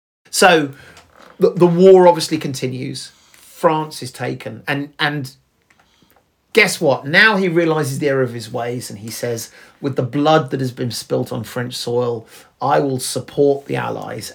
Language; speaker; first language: English; native; English